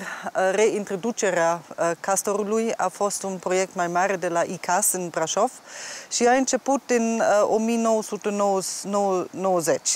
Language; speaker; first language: Romanian; non-native, fluent; German